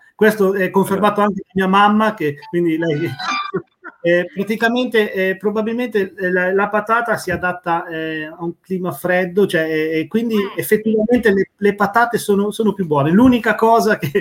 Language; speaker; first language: Italian; native; Italian